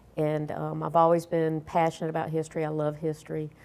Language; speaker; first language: English; native; English